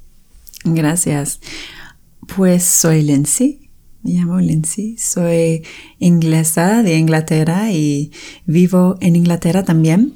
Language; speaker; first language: Spanish; non-native, fluent; English